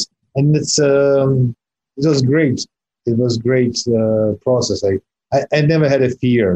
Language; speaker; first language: English; non-native, fluent; Russian